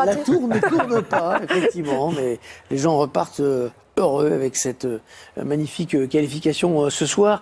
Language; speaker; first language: French; native; French